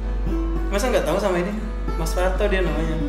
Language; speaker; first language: Indonesian; native; Indonesian